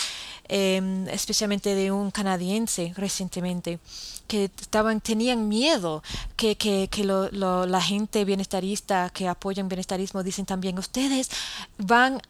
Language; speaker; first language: Spanish; non-native, fluent; English